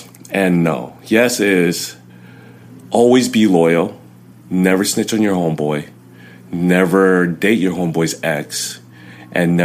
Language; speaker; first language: English; early bilingual, other home language; Vietnamese